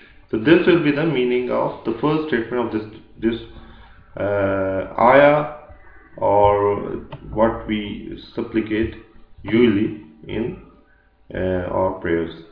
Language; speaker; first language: English; non-native, local second language; Urdu